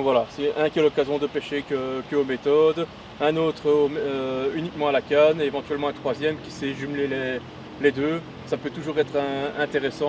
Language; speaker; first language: French; native; French